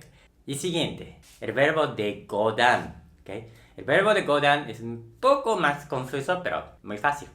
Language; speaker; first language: Spanish; non-native, local second language; Japanese